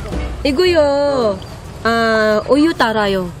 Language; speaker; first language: Korean; non-native, learner; Filipino